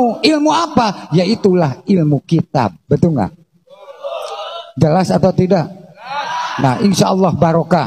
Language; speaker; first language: Indonesian; non-native, local second language; Sundanese